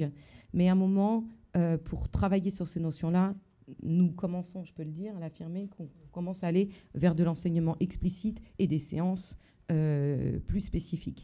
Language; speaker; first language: French; native; French